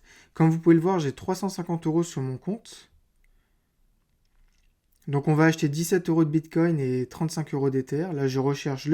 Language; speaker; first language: French; native; French